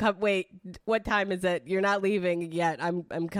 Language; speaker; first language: English; early bilingual, other home language; Italian